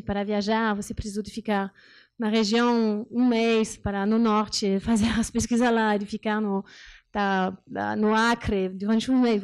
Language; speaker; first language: Portuguese; non-native, learner; French